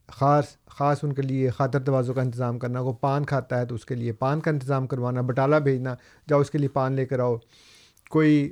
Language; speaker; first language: Urdu; native; Urdu